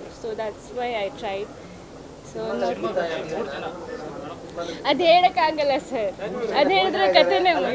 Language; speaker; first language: Kannada; non-native, learner; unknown